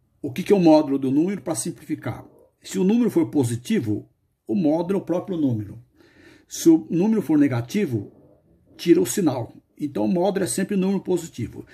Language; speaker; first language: Portuguese; native; Portuguese